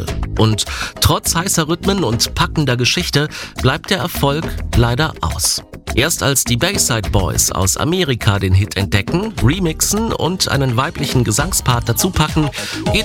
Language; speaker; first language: German; native; German